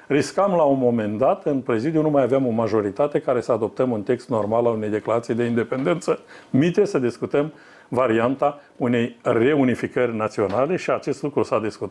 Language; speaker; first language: Romanian; native; Romanian